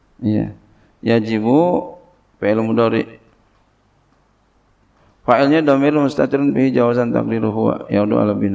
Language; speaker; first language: Arabic; non-native, fluent; Indonesian